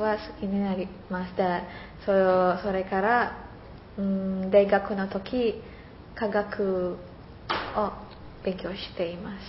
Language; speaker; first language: Japanese; non-native, learner; Indonesian